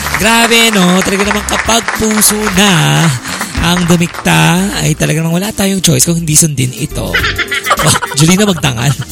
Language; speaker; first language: Filipino; native; Filipino